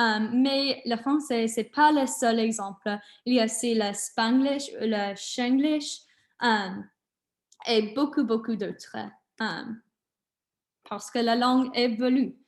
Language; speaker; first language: French; non-native, learner; English